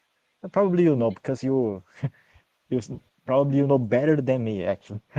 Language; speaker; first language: English; non-native, learner; Portuguese